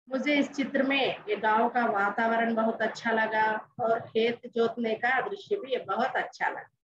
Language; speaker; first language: Hindi; non-native, local second language; Telugu